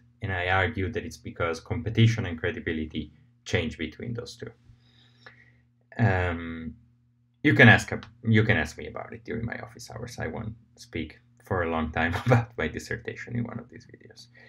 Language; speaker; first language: English; non-native, fluent; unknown